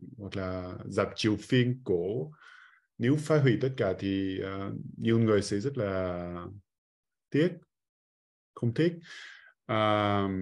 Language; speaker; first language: Vietnamese; non-native, fluent; French